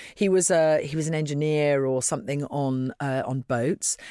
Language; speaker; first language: English; native; English